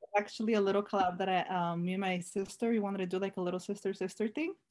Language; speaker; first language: English; native; English